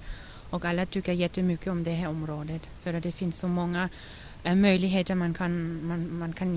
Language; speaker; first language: Swedish; non-native, fluent; German